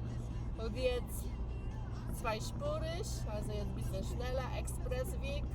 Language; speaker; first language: German; non-native, learner; Polish